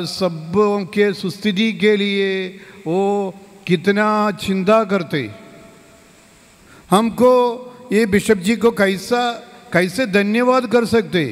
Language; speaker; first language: Hindi; non-native, local second language; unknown